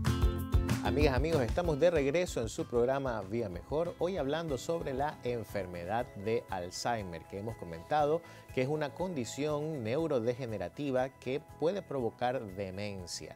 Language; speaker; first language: Spanish; native; Spanish